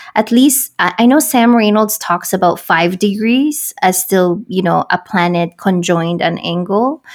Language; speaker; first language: English; non-native, local second language; Filipino